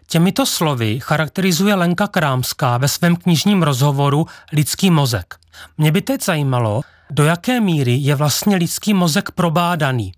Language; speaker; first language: Czech; native; Czech